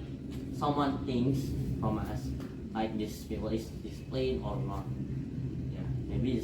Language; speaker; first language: English; non-native, learner; Indonesian